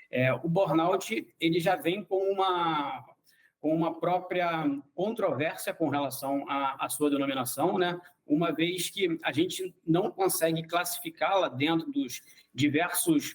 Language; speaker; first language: Portuguese; native; Portuguese